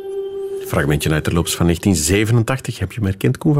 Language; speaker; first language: Dutch; native; Dutch